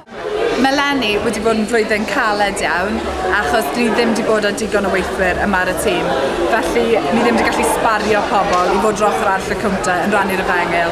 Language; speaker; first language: Welsh; native; Welsh